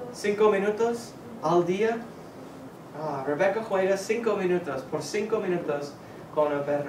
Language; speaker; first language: Spanish; non-native, fluent; English